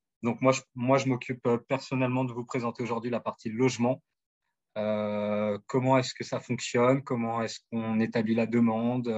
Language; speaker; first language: French; native; French